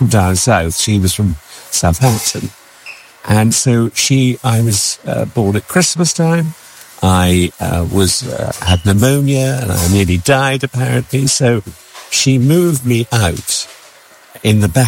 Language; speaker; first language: English; native; English